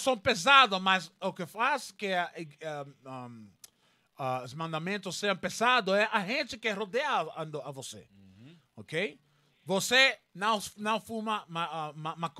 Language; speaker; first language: Portuguese; non-native, learner; Spanish